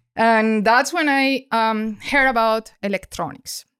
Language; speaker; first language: English; non-native, fluent; Spanish